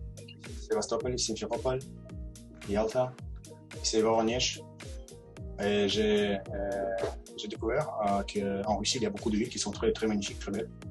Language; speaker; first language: French; non-native, learner; Russian